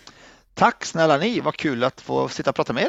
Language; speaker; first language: Swedish; early bilingual, other home language; Arabic